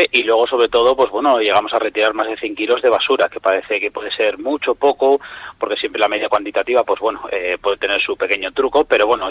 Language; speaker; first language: Spanish; native; Spanish